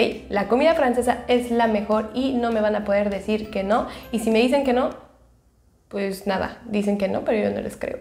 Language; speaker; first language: Spanish; non-native, fluent; French